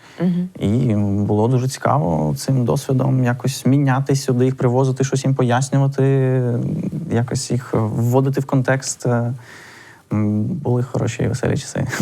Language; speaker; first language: Ukrainian; non-native, local second language; Russian